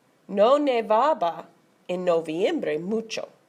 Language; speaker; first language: Spanish; non-native, fluent; English